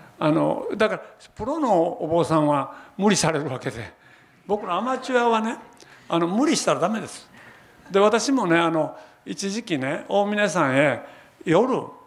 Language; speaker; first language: Japanese; native; Japanese